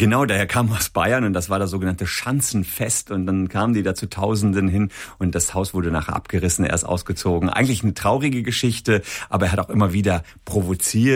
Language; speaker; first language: German; native; German